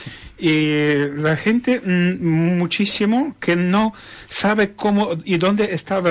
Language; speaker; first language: Spanish; non-native, learner; Ukrainian